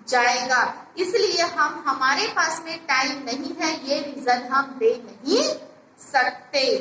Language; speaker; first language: Hindi; non-native, local second language; Marathi